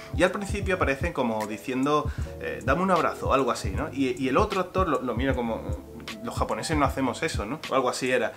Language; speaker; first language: Spanish; native; Spanish